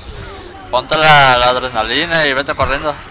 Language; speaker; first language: Spanish; native; Spanish